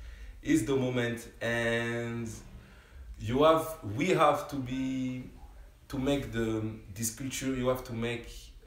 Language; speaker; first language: English; non-native, learner; French